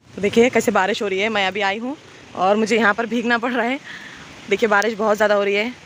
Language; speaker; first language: Hindi; non-native, local second language; Urdu